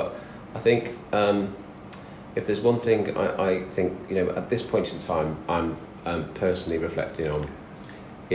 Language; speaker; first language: English; native; English